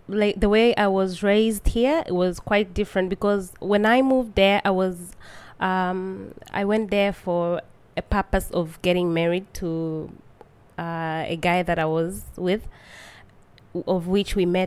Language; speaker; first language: English; non-native, local second language; Swahili